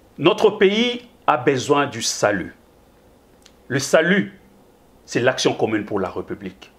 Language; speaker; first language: French; non-native, local second language; Lingala